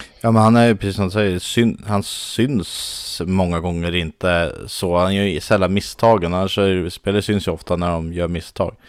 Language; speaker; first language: Swedish; native; Swedish